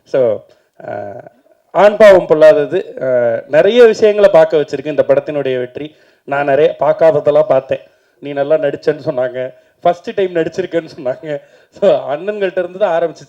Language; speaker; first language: Tamil; native; Tamil